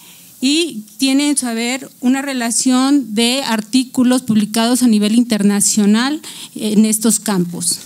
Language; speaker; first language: Spanish; native; Spanish